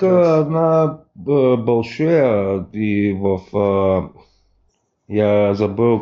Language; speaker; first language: Russian; non-native, learner; Bulgarian